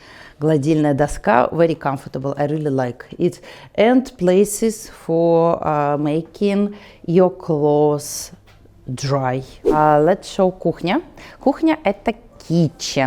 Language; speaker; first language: English; non-native, learner; Russian